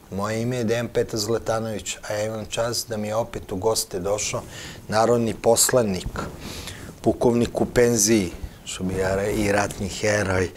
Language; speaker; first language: Croatian; native; Croatian